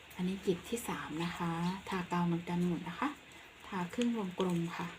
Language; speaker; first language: Thai; non-native, local second language; Northeastern Thai